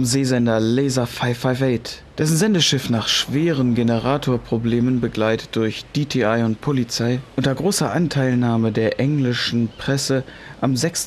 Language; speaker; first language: German; native; German